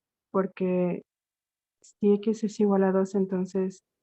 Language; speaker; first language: Spanish; native; Spanish